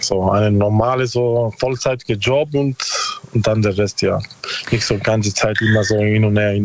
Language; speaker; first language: German; non-native, learner; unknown